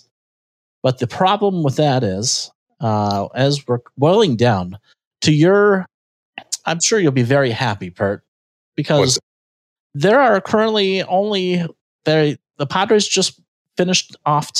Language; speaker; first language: English; native; English